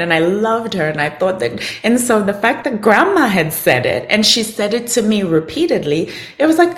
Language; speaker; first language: English; non-native, local second language; Shona